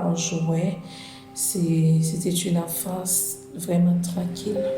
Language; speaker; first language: French; non-native, local second language; Haitian Creole